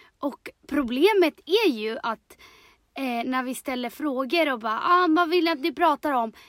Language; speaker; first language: Swedish; early bilingual, other home language; Spanish